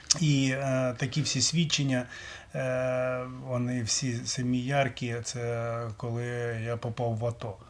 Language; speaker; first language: Ukrainian; non-native, local second language; Russian